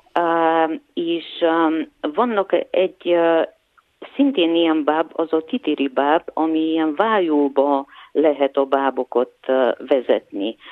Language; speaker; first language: Hungarian; non-native, fluent; Bulgarian